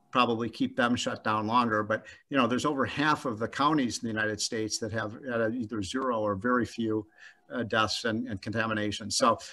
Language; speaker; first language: English; native; English